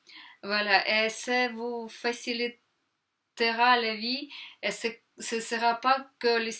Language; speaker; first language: French; non-native, fluent; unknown